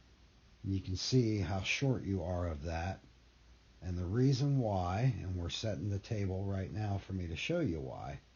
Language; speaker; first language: English; native; English